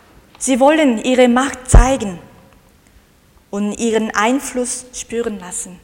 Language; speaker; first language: German; non-native, fluent; Korean